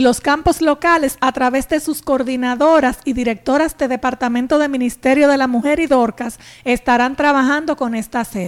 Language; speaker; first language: Spanish; native; Spanish